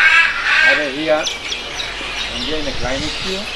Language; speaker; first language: German; non-native, fluent; Spanish